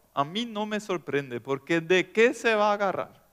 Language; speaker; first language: Spanish; non-native, local second language; German